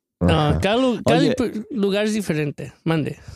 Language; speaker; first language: Spanish; early bilingual, other home language; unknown